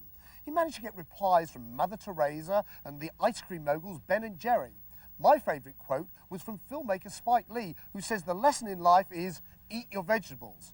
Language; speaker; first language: English; native; English